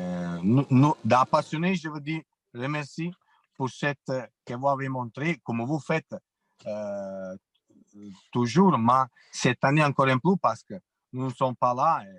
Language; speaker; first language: French; non-native, fluent; Italian